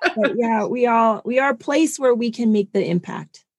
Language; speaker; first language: English; non-native, fluent; German